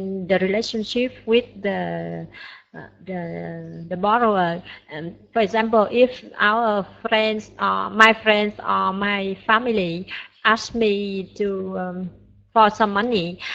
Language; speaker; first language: English; non-native, learner; Vietnamese